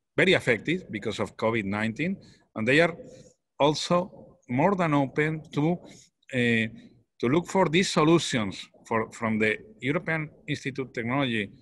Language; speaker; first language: English; non-native, fluent; Spanish